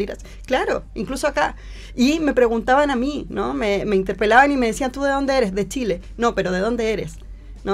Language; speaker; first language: Spanish; native; Spanish